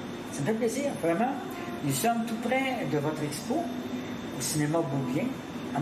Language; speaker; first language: French; native; French